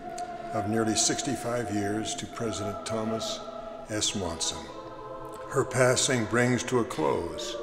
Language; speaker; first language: English; native; English